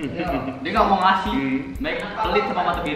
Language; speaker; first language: Indonesian; native; Indonesian